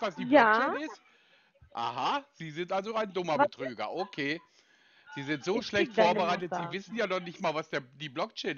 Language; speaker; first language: German; native; German